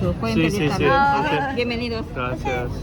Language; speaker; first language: Spanish; non-native, learner; Korean